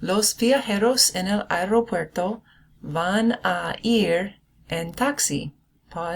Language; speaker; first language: Spanish; non-native, fluent; English